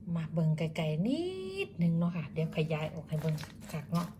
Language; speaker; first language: Thai; native; Thai